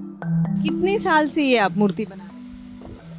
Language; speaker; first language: Hindi; native; Hindi